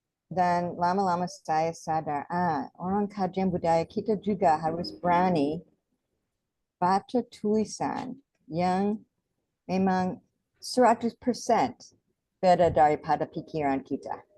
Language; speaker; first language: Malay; non-native, fluent; English